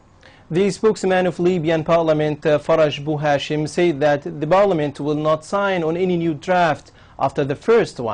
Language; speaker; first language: English; non-native, local second language; Arabic